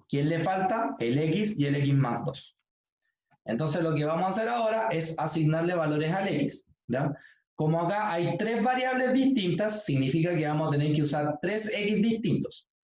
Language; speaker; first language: Spanish; native; Spanish